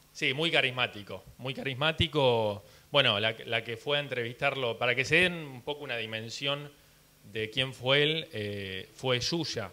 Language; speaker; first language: Spanish; early bilingual, heritage; Spanish